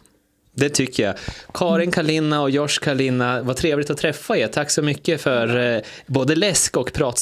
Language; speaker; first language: Swedish; native; Swedish